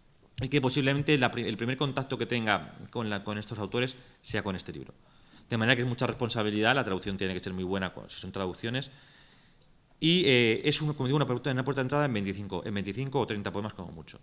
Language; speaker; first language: Spanish; native; Spanish